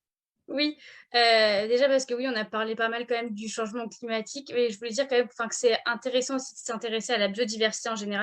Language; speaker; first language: French; native; French